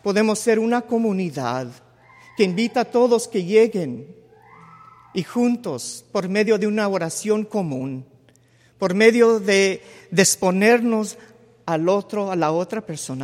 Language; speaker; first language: Spanish; early bilingual, heritage; Spanish